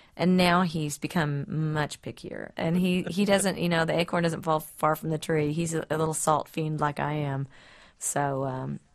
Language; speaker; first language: English; native; English